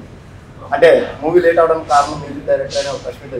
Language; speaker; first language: Telugu; native; Telugu